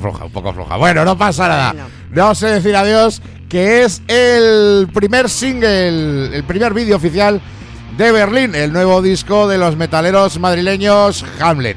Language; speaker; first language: Spanish; native; Spanish